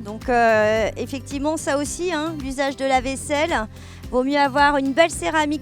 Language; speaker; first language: French; native; French